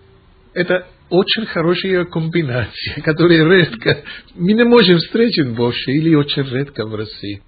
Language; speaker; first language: Russian; non-native, fluent; Greek